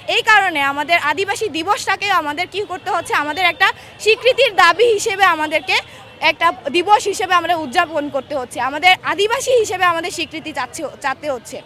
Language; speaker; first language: Bangla; non-native, local second language; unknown